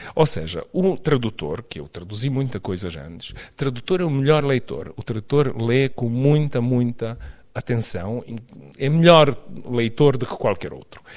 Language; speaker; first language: Portuguese; non-native, fluent; Serbian